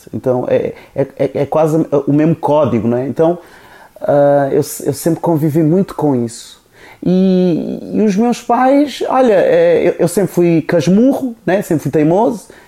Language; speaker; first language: Portuguese; non-native, local second language; Kabuverdianu